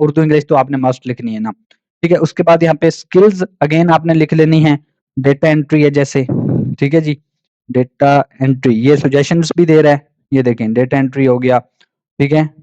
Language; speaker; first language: Urdu; non-native, local second language; Punjabi